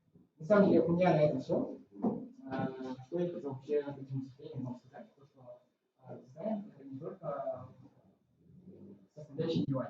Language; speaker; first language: Russian; native; Russian